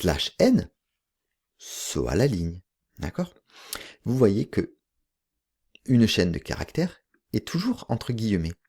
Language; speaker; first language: French; native; French